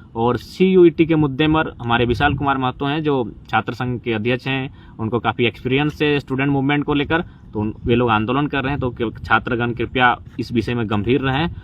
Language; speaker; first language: Hindi; non-native, local second language; Magahi